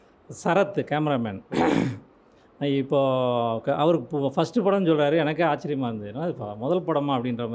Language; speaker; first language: Tamil; native; Tamil